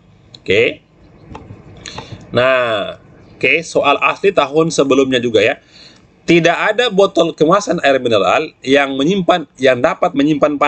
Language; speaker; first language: Indonesian; native; Indonesian